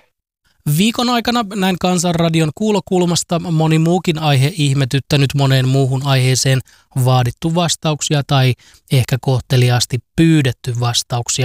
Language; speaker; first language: Finnish; native; Finnish